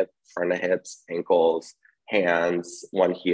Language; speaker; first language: English; native; English